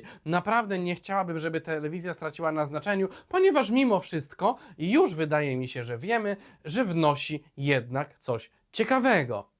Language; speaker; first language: Polish; native; Polish